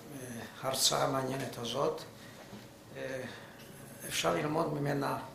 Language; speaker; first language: Hebrew; non-native, fluent; Hungarian